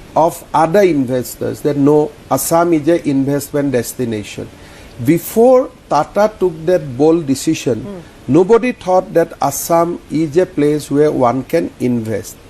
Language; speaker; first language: English; non-native, local second language; Assamese